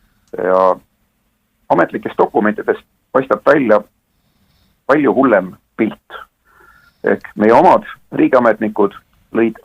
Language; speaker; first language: Estonian; native; Estonian